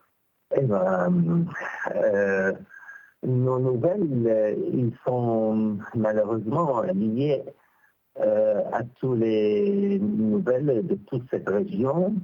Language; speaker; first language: French; non-native, local second language; Arabic